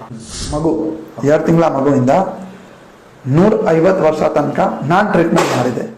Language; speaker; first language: Kannada; non-native, local second language; Gujarati